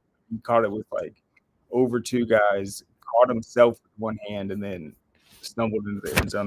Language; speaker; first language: English; native; English